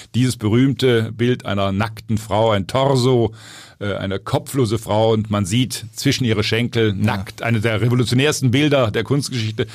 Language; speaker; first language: German; native; German